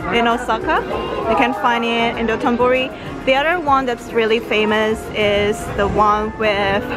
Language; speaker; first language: English; non-native, fluent; Indonesian